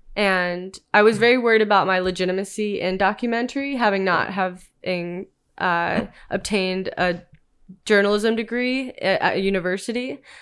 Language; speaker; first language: English; native; English